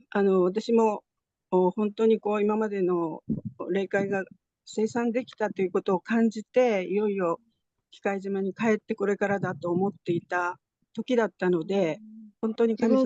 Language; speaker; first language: Japanese; native; Japanese